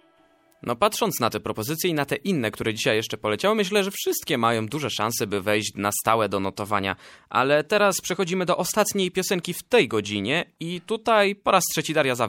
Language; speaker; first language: Polish; native; Polish